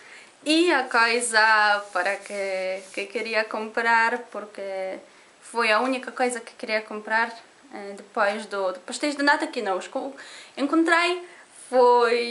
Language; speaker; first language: Portuguese; non-native, learner; Polish